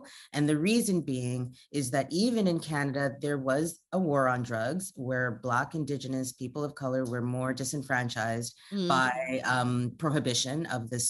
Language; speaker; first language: English; native; English